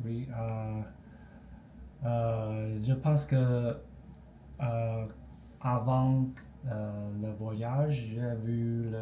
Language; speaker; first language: French; non-native, learner; Chinese